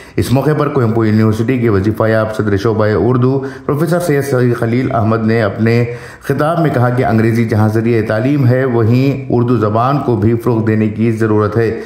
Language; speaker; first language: Urdu; native; Urdu